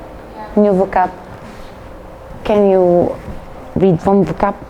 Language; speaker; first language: English; non-native, fluent; Arabic